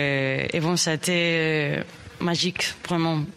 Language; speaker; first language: French; non-native, learner; Spanish